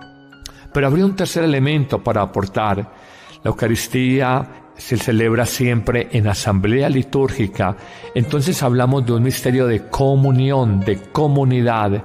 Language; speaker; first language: Spanish; native; Spanish